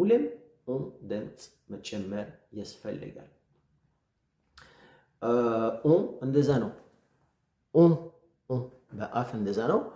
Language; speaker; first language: Amharic; non-native, learner; French